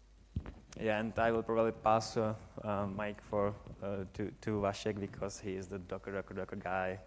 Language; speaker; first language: English; non-native, fluent; Czech